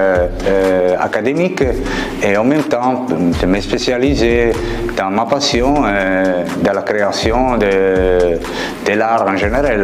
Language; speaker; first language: French; non-native, fluent; Italian